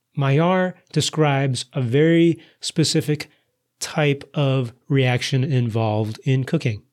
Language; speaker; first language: English; native; English